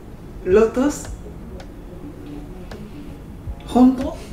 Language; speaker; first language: Japanese; non-native, learner; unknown